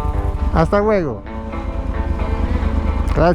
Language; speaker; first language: Spanish; non-native, learner; Italian